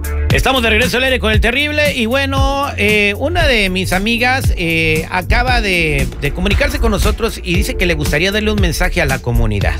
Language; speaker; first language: Spanish; native; Spanish